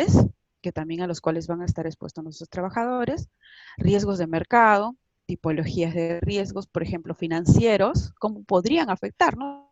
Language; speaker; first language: Spanish; native; Spanish